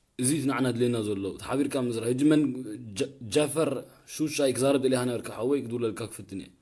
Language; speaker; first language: Tigrinya; early bilingual, heritage; Tigrinya